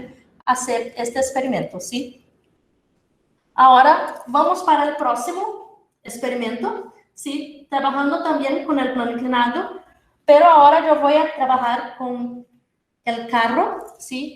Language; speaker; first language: Spanish; non-native, fluent; Portuguese